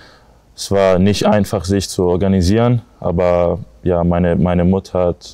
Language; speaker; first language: German; non-native, learner; English